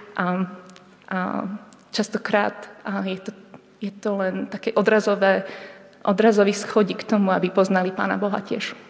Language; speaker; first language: Slovak; native; Slovak